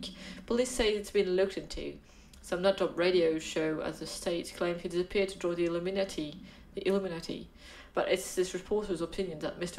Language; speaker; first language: English; non-native, fluent; French